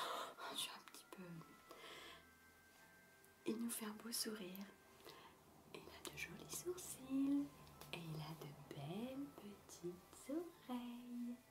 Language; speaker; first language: French; native; French